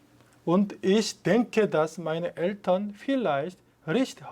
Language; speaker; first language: German; non-native, fluent; Korean